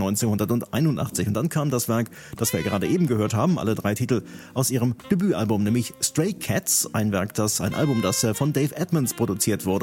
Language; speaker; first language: German; native; German